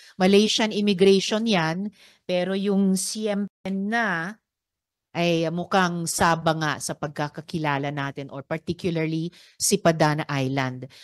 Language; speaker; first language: Filipino; native; Filipino